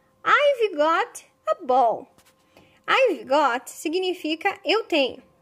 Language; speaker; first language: English; non-native, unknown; Portuguese